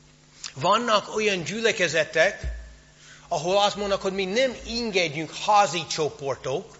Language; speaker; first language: Hungarian; non-native, fluent; English